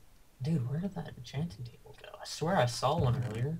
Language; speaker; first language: English; native; English